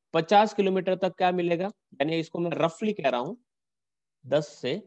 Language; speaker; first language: Hindi; native; Hindi